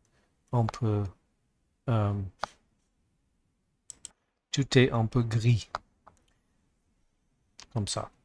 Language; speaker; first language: French; non-native, learner; English